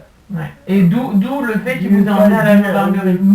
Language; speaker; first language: French; native; French